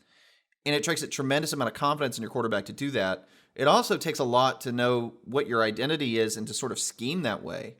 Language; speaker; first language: English; native; English